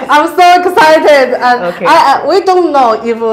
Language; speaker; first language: English; non-native, learner; Chinese